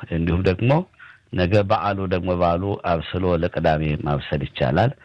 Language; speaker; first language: Amharic; native; Amharic